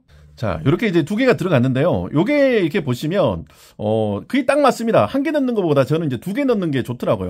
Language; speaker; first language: Korean; native; Korean